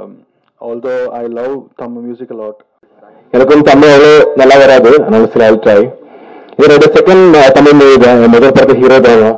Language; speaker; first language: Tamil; non-native, learner; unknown